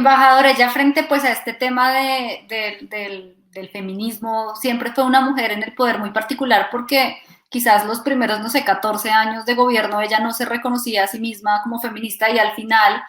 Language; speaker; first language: Spanish; native; Spanish